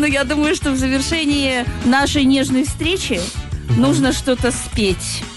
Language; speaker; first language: Russian; native; Russian